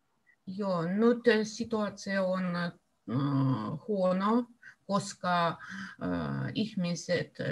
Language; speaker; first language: Finnish; non-native, learner; Russian